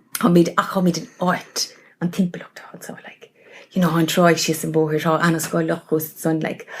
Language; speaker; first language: Irish; non-native, local second language; English